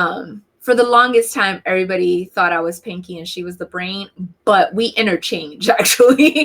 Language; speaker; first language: English; native; English